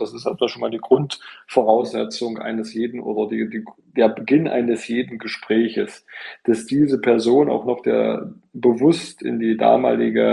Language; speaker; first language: German; native; German